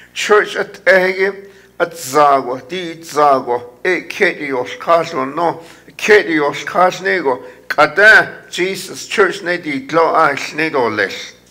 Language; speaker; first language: English; non-native, local second language; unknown